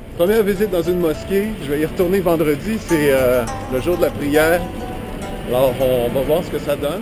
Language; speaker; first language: French; native; French